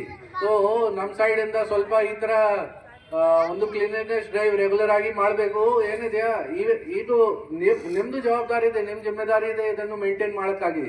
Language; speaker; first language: Kannada; non-native, fluent; Hindi